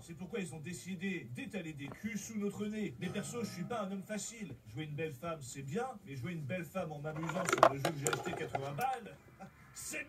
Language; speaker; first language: French; native; French